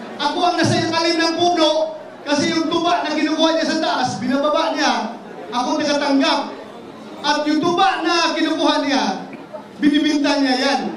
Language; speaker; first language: Filipino; non-native, local second language; Cebuano